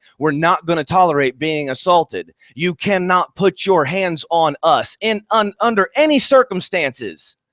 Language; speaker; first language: English; native; English